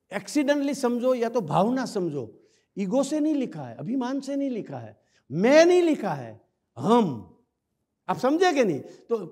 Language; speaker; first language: Hindi; non-native, local second language; Gujarati